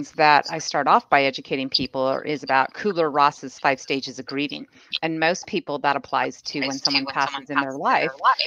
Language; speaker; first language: English; native; English